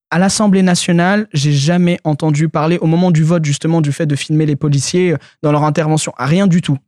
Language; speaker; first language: French; early bilingual, other home language; Arabic